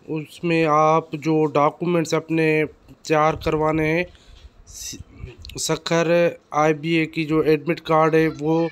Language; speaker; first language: Urdu; non-native, local second language; Sindhi